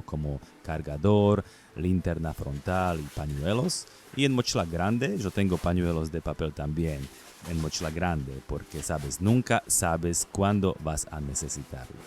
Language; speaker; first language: Spanish; non-native, learner; Slovak